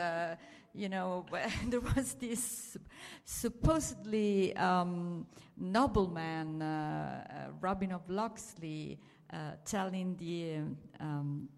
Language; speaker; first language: English; non-native, fluent; Italian